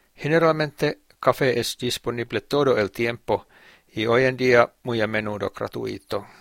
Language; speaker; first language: Spanish; non-native, fluent; Finnish